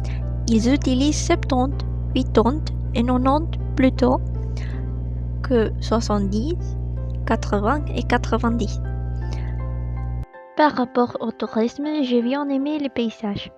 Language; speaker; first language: French; non-native, learner; Spanish